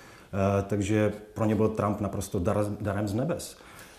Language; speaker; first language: Czech; native; Czech